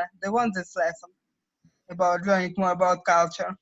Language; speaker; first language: English; non-native, fluent; Russian